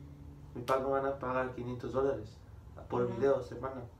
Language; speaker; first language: Spanish; early bilingual, heritage; Spanish